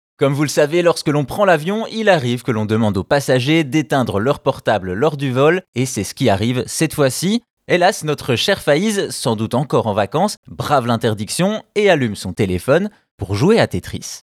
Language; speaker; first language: French; native; French